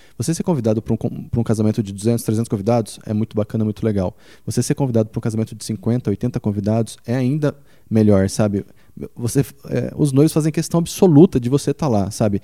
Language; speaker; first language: Portuguese; native; Portuguese